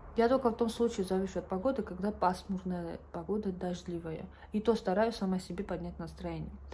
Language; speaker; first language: Russian; non-native, local second language; Georgian